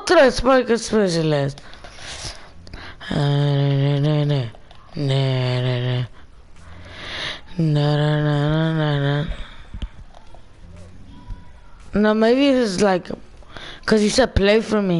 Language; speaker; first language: English; early bilingual, other home language; Spanish